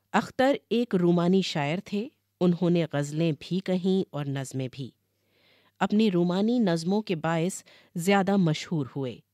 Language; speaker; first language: Urdu; native; Urdu